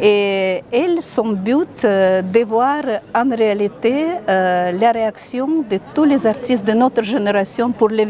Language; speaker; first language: French; non-native, fluent; Russian